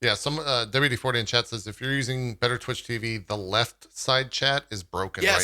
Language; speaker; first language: English; native; English